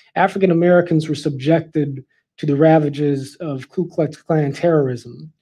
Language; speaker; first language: English; native; English